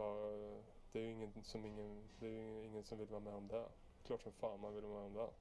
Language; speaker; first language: Swedish; native; Swedish